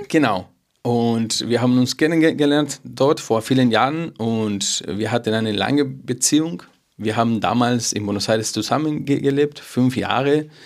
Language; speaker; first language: German; non-native, fluent; Spanish